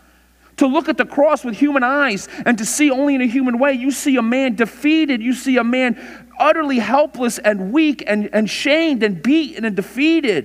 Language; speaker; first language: English; native; English